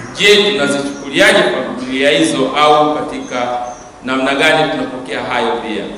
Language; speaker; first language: Swahili; native; Swahili